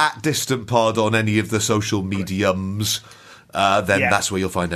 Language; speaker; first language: English; native; English